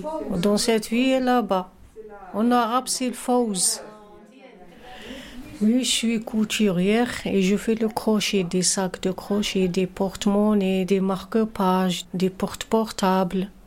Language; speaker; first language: French; non-native, learner; Arabic